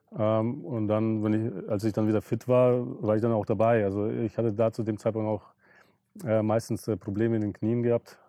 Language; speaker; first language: German; early bilingual, other home language; Russian